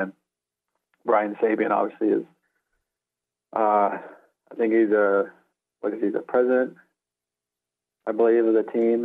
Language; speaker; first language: English; native; English